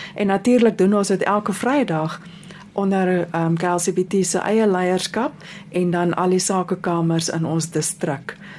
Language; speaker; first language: Afrikaans; native; Afrikaans